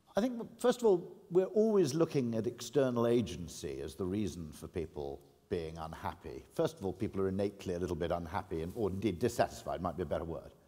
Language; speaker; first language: English; native; English